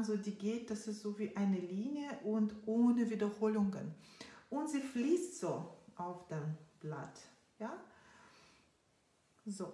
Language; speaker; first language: German; non-native, fluent; Russian